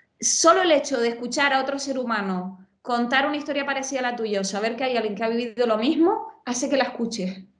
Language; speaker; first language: Spanish; native; Spanish